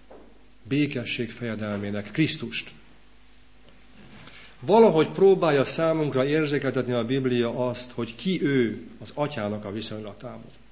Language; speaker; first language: Hungarian; native; Hungarian